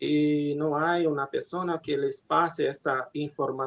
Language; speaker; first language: Spanish; non-native, learner; Portuguese